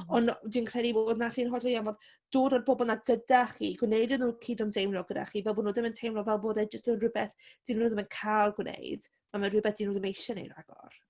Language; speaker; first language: Welsh; native; Welsh